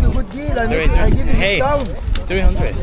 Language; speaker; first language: English; non-native, learner; Arabic